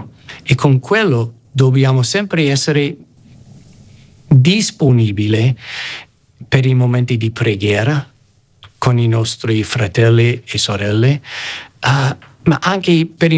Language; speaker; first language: Italian; non-native, fluent; English